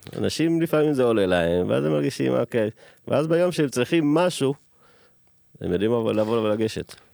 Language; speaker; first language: Hebrew; early bilingual, other home language; Amharic